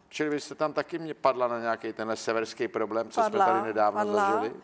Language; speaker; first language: Czech; native; Czech